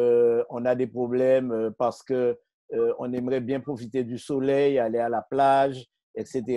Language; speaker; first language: French; native; French